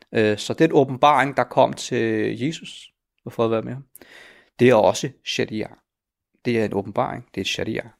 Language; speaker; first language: Danish; early bilingual, other home language; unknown